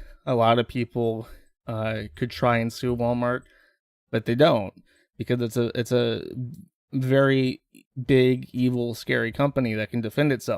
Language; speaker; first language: English; native; English